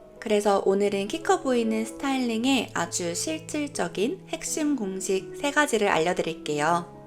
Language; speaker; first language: Korean; native; Korean